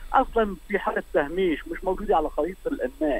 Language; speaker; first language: Arabic; native; Arabic